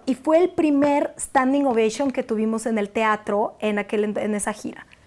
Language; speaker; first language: Spanish; non-native, fluent; Russian